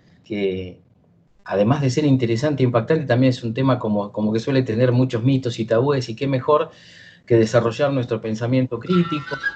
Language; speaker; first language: Spanish; native; Spanish